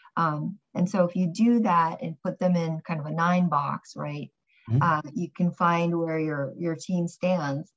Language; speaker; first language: English; early bilingual, other home language; Korean